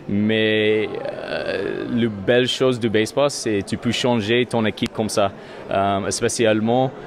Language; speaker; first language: French; non-native, learner; English